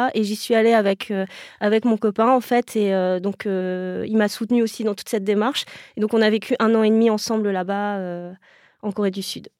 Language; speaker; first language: French; native; French